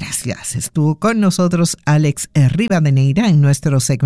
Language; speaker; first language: Spanish; native; Spanish